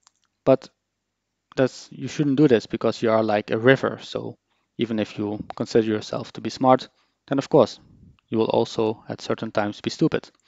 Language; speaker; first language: English; non-native, fluent; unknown